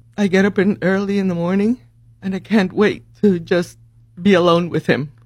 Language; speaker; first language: English; early bilingual, other home language; Spanish